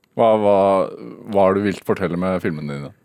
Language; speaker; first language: Norwegian; native; Norwegian